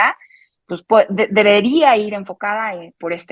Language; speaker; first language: Spanish; native; Spanish